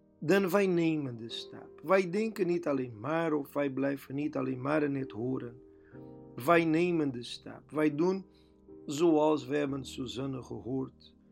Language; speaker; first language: Dutch; non-native, fluent; Portuguese